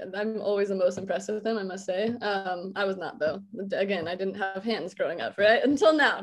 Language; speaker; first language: English; native; English